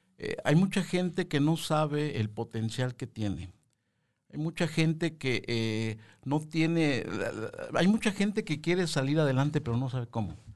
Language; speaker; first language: Spanish; native; Spanish